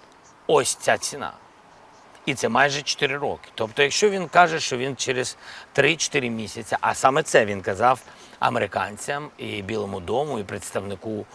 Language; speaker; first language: Ukrainian; non-native, local second language; Russian